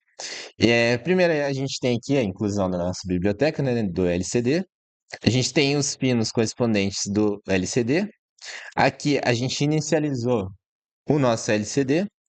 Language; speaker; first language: Portuguese; native; Portuguese